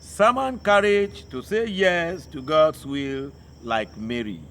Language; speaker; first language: English; non-native, local second language; Yoruba